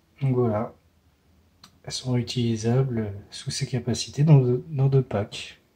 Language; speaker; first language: French; native; French